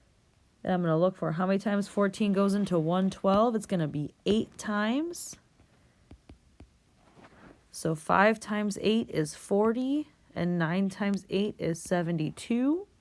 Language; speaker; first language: English; native; English